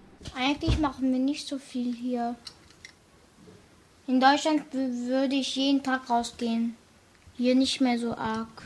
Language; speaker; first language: German; early bilingual, other home language; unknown